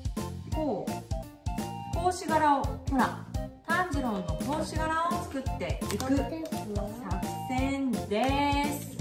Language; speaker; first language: Japanese; native; Japanese